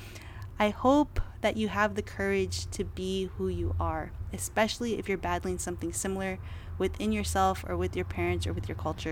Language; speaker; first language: English; native; English